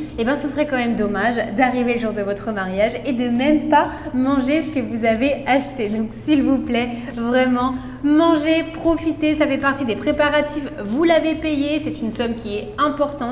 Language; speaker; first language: French; native; French